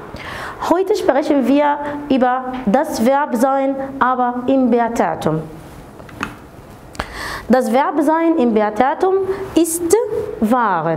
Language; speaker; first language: German; non-native, fluent; Arabic